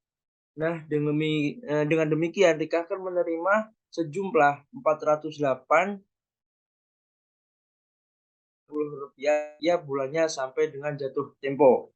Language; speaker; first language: Indonesian; native; Indonesian